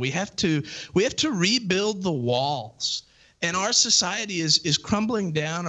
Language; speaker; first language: English; native; English